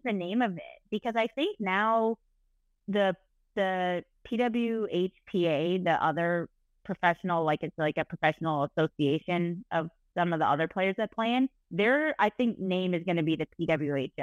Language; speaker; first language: English; native; English